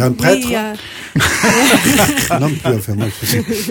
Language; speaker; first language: French; native; French